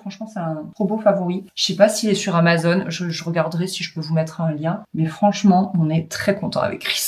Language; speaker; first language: French; native; French